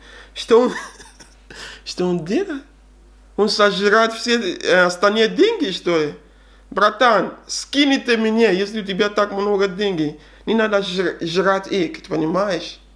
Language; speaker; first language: Russian; non-native, learner; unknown